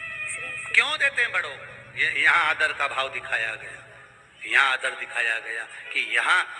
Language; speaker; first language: Hindi; native; Hindi